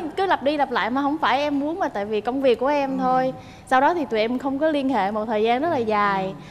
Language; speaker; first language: Vietnamese; native; Vietnamese